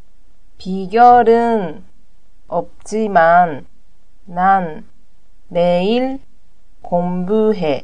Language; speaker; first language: Korean; non-native, learner; Japanese